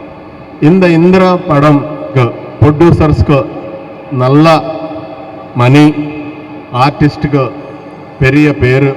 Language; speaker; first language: Tamil; non-native, learner; Telugu